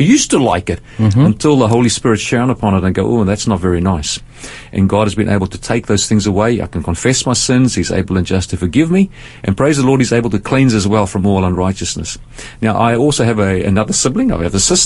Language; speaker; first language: English; native; English